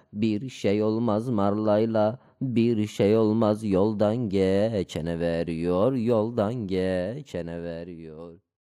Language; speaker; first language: Turkish; native; Turkish